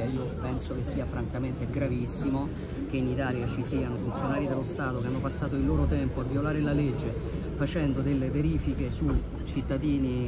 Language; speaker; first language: Italian; native; Italian